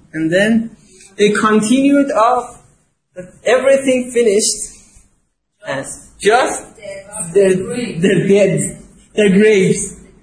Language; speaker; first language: English; non-native, fluent; Persian